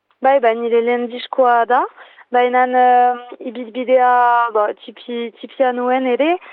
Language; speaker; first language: Basque; non-native, local second language; French